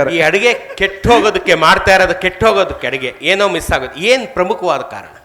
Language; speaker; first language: Kannada; native; Kannada